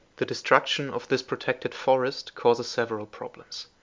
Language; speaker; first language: English; non-native, fluent; German